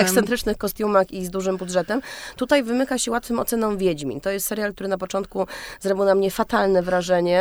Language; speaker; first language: Polish; native; Polish